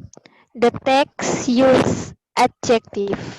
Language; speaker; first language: English; non-native, learner; Indonesian